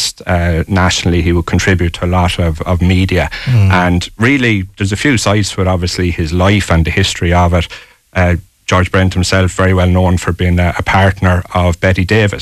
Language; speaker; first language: English; native; English